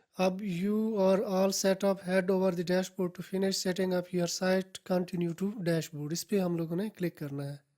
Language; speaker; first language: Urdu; non-native, local second language; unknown